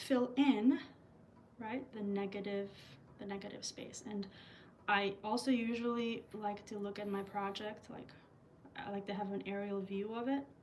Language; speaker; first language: English; early bilingual, other home language; Albanian